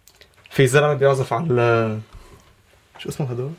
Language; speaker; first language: German; non-native, learner; Arabic